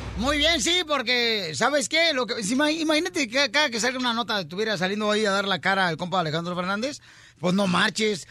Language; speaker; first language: Spanish; native; Spanish